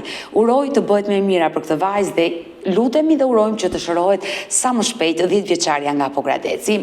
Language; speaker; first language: Albanian; native; Albanian